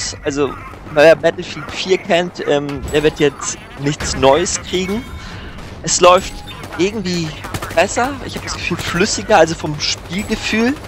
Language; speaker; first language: German; native; German